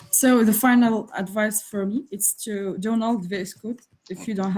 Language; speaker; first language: English; non-native, learner; French